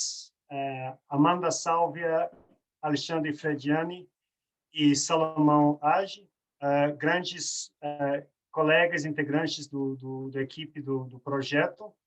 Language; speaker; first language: Portuguese; non-native, fluent; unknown